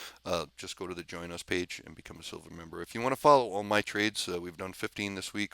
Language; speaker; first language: English; native; English